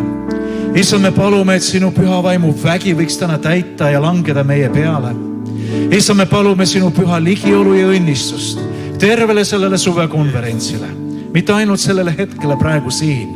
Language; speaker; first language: Estonian; native; Estonian